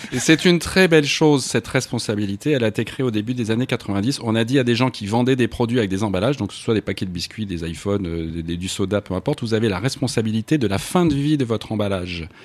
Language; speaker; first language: French; native; French